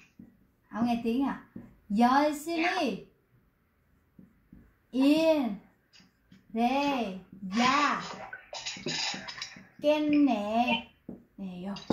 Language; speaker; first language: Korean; non-native, fluent; Vietnamese